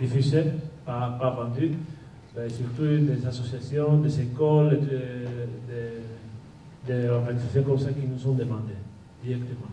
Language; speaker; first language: French; non-native, fluent; Basque